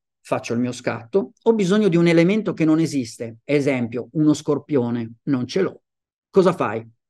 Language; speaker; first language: Italian; native; Italian